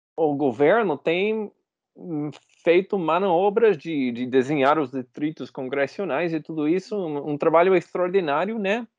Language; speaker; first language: Portuguese; non-native, fluent; English